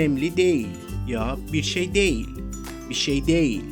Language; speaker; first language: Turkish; non-native, fluent; Persian